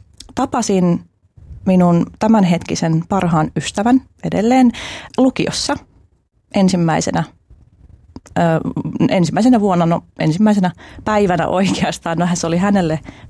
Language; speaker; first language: Finnish; early bilingual, other home language; Albanian